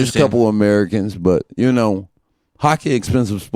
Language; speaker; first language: English; native; English